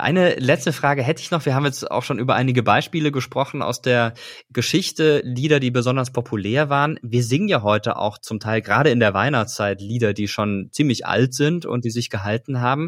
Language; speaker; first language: German; native; German